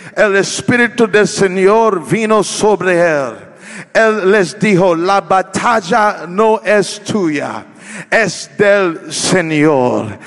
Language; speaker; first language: Spanish; non-native, learner; English